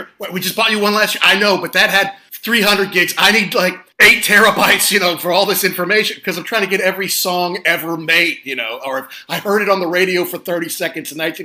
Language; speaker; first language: English; native; English